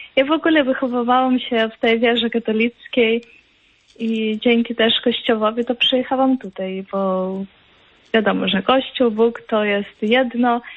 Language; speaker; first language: Polish; non-native, fluent; Ukrainian